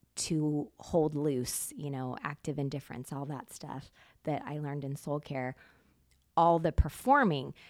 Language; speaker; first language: English; native; English